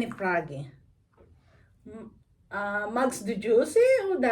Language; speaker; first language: German; non-native, learner; Filipino